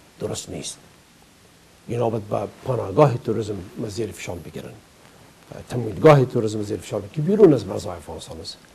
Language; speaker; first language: Persian; native; Persian